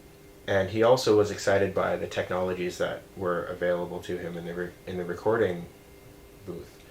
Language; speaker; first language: English; native; English